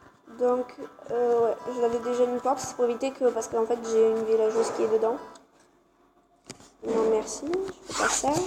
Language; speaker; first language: French; native; French